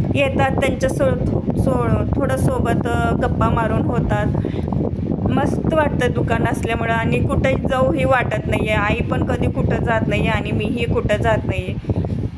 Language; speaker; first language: Marathi; non-native, local second language; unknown